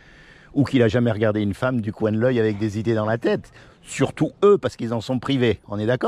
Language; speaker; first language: French; native; French